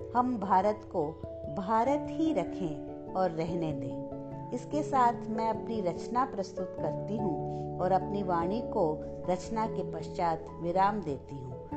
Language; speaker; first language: Hindi; non-native, local second language; Kannada